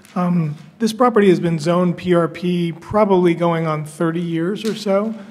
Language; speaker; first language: English; native; English